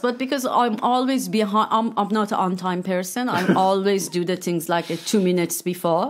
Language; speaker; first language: English; non-native, fluent; Persian